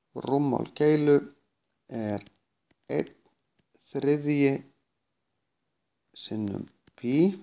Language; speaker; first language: Icelandic; native; Icelandic